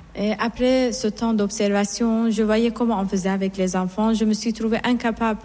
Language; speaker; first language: French; non-native, fluent; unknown